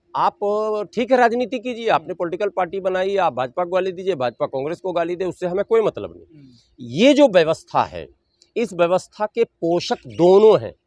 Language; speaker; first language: Hindi; native; Hindi